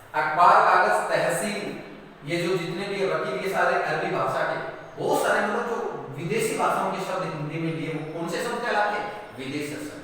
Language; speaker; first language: Hindi; native; Hindi